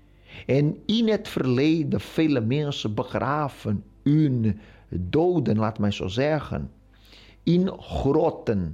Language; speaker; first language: Dutch; non-native, fluent; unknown